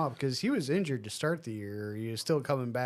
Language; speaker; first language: English; native; English